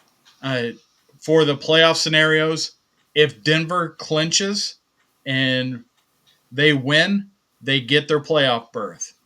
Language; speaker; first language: English; native; English